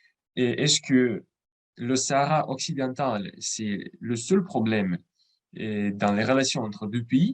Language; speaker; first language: French; non-native, fluent; Russian